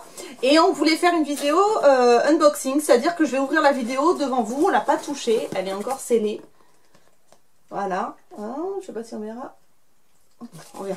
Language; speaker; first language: French; native; French